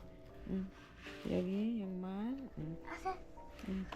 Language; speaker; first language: Korean; non-native, local second language; Filipino